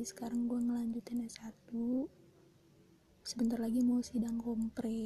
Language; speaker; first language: Indonesian; native; Indonesian